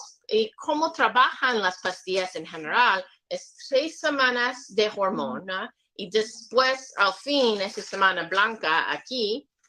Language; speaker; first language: Spanish; non-native, learner; English